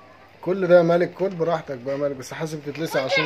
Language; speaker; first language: Arabic; native; Arabic